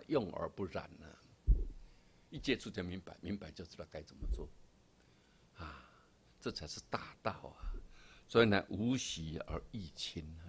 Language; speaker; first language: Chinese; native; Chinese